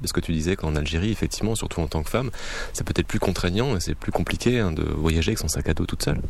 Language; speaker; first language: French; native; French